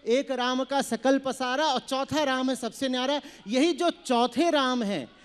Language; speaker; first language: Hindi; native; Hindi